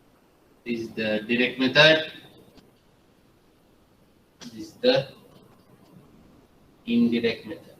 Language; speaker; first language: English; non-native, local second language; Sinhala